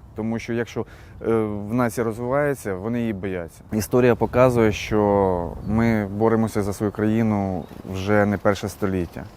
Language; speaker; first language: Ukrainian; native; Ukrainian